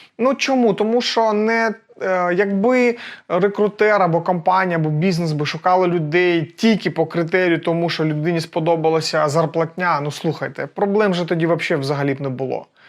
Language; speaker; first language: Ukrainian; non-native, local second language; Russian